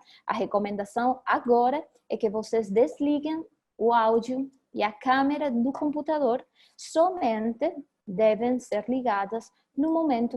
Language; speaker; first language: Portuguese; non-native, fluent; Spanish